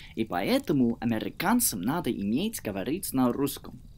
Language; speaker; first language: Russian; non-native, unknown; English